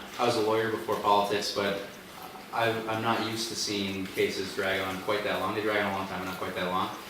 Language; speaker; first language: English; native; English